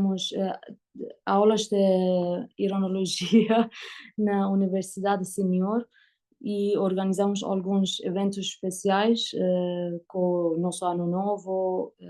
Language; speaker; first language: Portuguese; non-native, learner; Persian